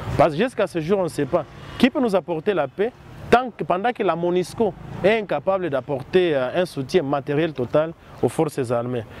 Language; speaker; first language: French; non-native, local second language; Swahili